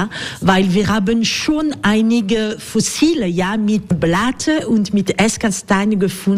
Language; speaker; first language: German; non-native, learner; French